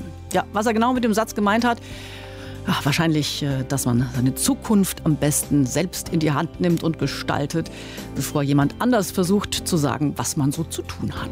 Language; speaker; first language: German; native; German